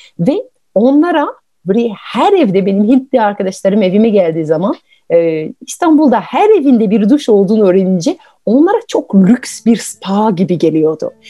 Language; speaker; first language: Turkish; non-native, fluent; French